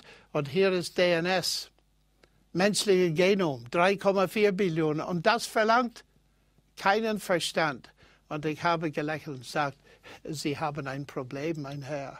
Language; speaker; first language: German; non-native, fluent; English